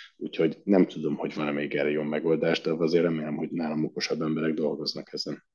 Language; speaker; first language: Hungarian; early bilingual, heritage; Hungarian